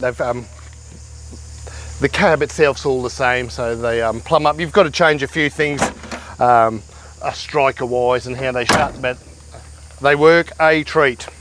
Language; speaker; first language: English; native; English